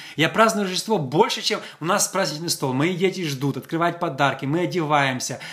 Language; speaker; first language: Russian; non-native, local second language; Ukrainian